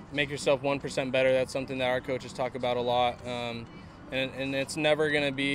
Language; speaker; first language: English; native; English